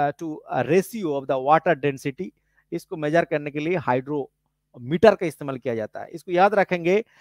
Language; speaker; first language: Hindi; non-native, local second language; Bangla